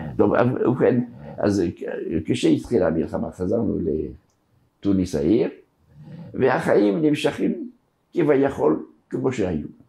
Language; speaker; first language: Hebrew; non-native, fluent; French